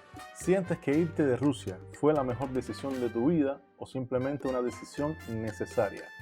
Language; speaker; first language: Spanish; native; Spanish